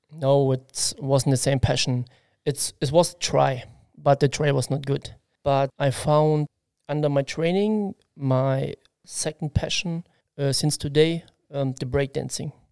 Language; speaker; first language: English; non-native, learner; German